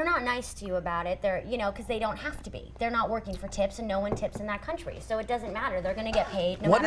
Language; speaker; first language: English; native; English